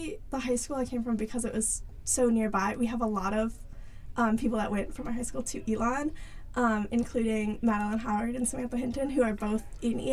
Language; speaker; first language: English; native; English